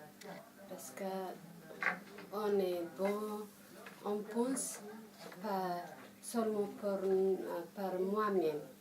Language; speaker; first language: French; non-native, learner; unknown